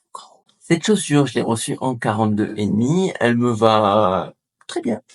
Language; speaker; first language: French; native; French